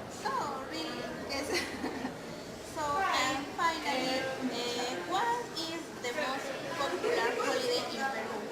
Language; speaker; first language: English; non-native, learner; Spanish